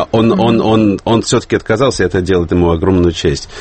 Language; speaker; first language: Russian; early bilingual, heritage; Russian